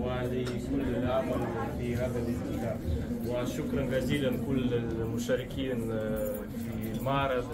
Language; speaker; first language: Arabic; non-native, learner; Russian